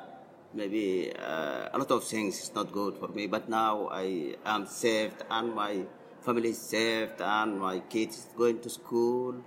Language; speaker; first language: English; non-native, learner; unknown